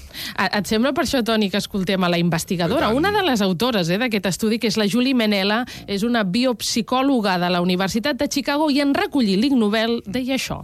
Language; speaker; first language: Catalan; native; Catalan